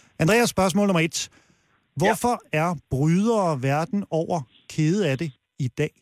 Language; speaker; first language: Danish; native; Danish